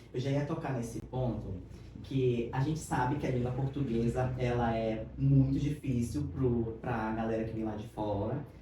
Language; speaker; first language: Portuguese; native; Portuguese